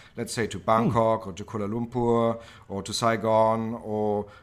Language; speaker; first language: English; non-native, fluent; German